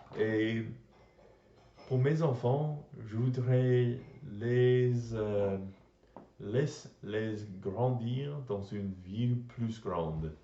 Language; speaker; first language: French; non-native, learner; English